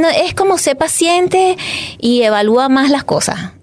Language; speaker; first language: Spanish; native; Spanish